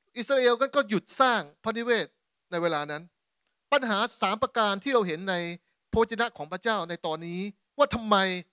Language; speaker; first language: Thai; native; Thai